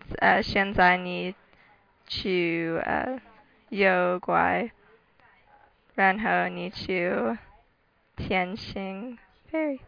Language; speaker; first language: Chinese; non-native, learner; English